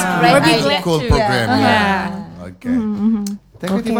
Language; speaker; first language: English; non-native, learner; Indonesian